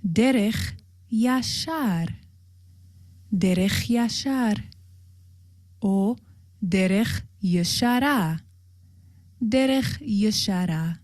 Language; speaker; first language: Hebrew; non-native, learner; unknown